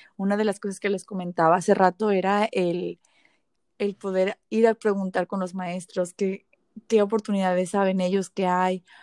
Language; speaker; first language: Spanish; native; Spanish